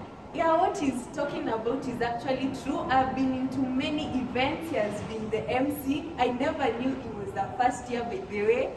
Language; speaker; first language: English; non-native, local second language; Swahili